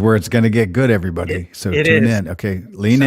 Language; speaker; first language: English; native; English